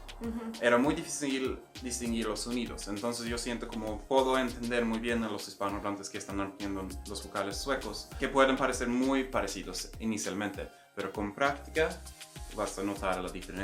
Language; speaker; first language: Spanish; non-native, fluent; Swedish